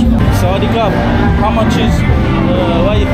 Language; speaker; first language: English; non-native, fluent; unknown